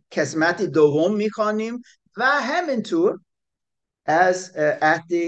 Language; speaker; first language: Persian; non-native, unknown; English